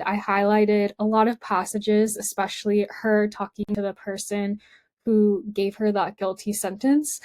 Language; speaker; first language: English; native; English